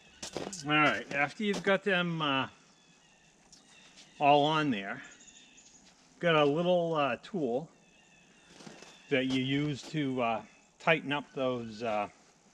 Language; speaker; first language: English; native; English